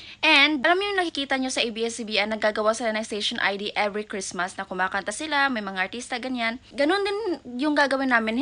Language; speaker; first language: Filipino; native; Filipino